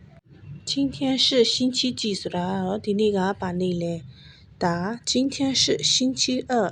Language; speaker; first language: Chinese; non-native, fluent; Burmese